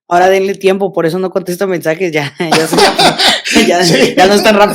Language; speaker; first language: Spanish; native; Spanish